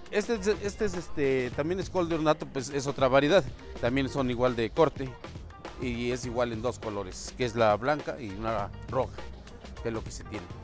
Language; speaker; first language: Spanish; native; Spanish